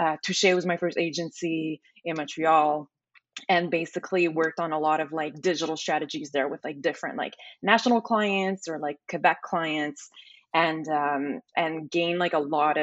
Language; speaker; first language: English; native; English